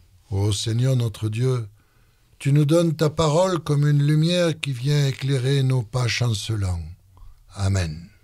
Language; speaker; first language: French; native; French